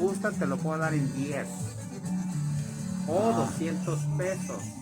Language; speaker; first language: Spanish; native; Spanish